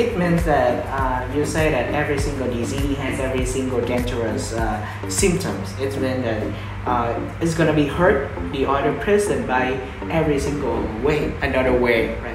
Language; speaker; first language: English; non-native, fluent; Vietnamese